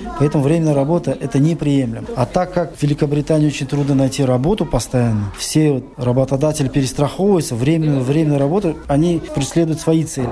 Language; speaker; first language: Russian; non-native, local second language; Tajik